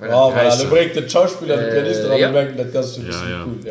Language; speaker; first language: German; native; German